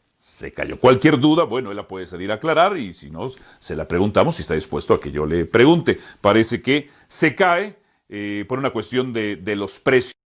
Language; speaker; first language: Spanish; native; Spanish